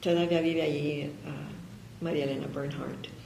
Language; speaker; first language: Spanish; early bilingual, heritage; Spanish